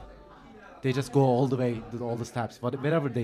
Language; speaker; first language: English; non-native, fluent; Turkish